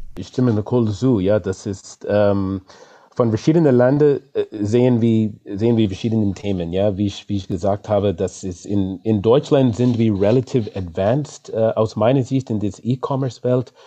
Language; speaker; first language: German; non-native, fluent; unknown